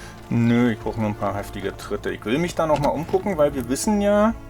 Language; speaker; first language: German; native; German